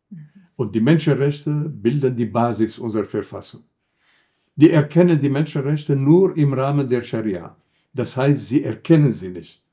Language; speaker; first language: German; non-native, fluent; Arabic